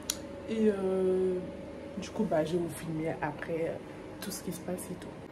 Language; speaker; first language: French; native; French